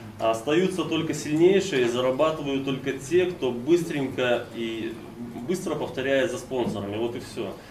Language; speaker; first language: Russian; native; Russian